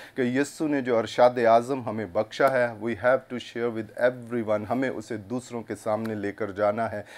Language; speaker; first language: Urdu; non-native, local second language; Punjabi